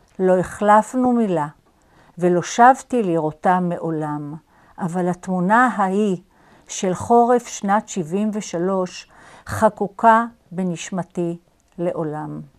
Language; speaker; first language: Hebrew; native; Hebrew